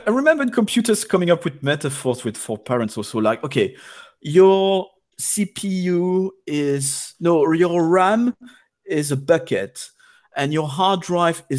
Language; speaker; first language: English; non-native, fluent; French